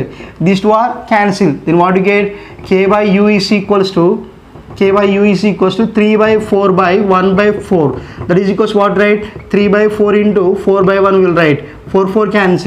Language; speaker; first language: English; non-native, local second language; Telugu